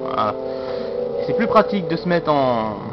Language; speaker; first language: French; native; French